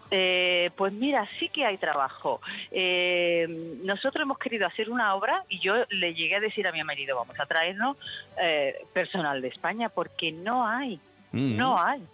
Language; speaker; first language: Spanish; native; Spanish